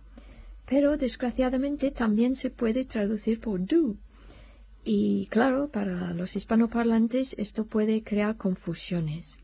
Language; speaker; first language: Spanish; non-native, fluent; English